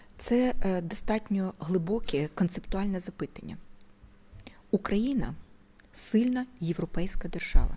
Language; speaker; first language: Ukrainian; non-native, local second language; Russian